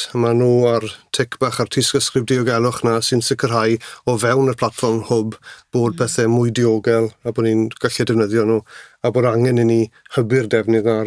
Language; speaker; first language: Welsh; native; Welsh